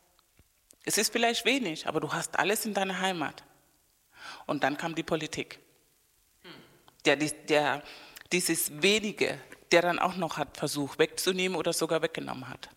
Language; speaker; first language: German; non-native, fluent; Spanish